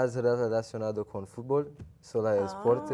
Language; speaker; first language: Spanish; non-native, learner; Portuguese